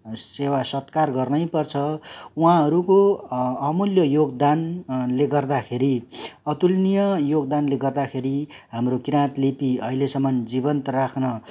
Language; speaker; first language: Nepali; non-native, local second language; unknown